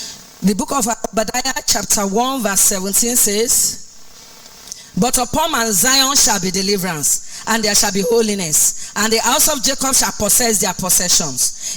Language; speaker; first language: English; non-native, local second language; Yoruba